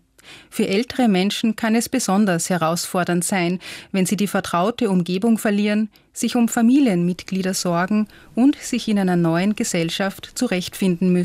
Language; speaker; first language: German; native; German